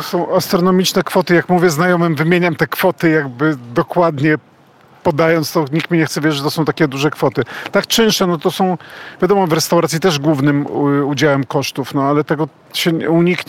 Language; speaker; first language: Polish; native; Polish